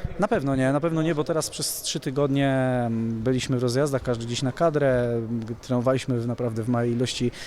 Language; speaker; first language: Polish; native; Polish